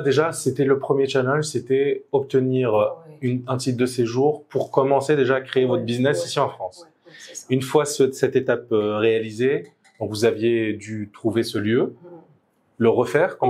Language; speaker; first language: French; native; French